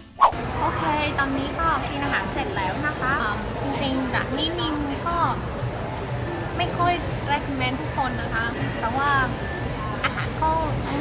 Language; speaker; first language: Thai; non-native, fluent; Vietnamese